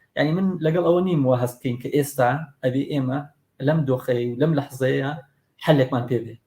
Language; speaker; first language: Central Kurdish; native; Central Kurdish